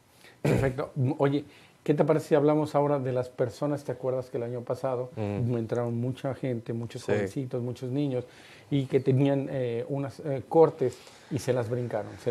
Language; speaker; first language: Spanish; native; Spanish